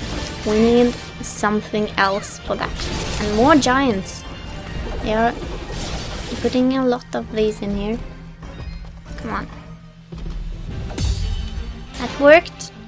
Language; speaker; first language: English; non-native, fluent; Norwegian